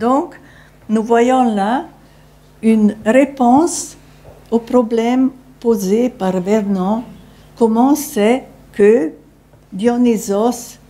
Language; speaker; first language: French; non-native, fluent; Italian